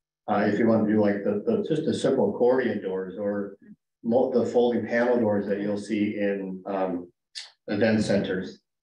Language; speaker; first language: English; native; English